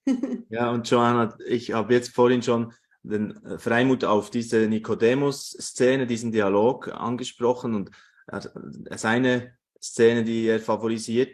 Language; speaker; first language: German; native; German